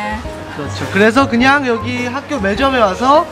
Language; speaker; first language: Korean; native; Korean